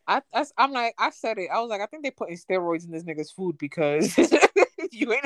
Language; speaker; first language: English; early bilingual, other home language; Spanish